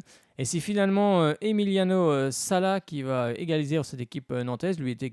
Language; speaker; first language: French; native; French